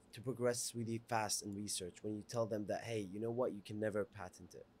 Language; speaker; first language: English; non-native, fluent; Arabic